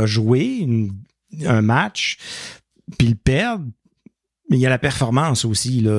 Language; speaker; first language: French; native; French